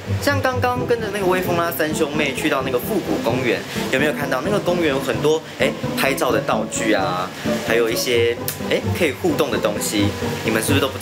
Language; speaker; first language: Chinese; native; Chinese